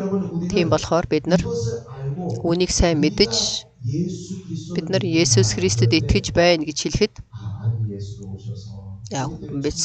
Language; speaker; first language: Mongolian; early bilingual, other home language; Korean